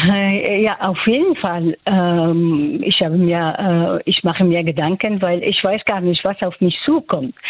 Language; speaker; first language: German; non-native, fluent; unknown